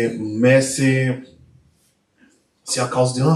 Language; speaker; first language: French; non-native, learner; Portuguese